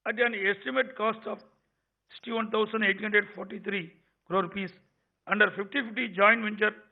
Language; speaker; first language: English; non-native, local second language; Tamil